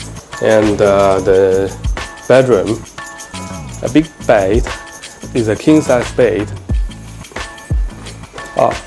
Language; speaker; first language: English; non-native, learner; Chinese